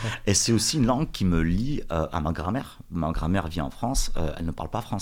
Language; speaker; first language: French; early bilingual, other home language; Russian